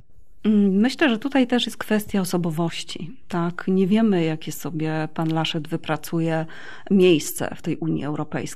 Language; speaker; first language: Polish; native; Polish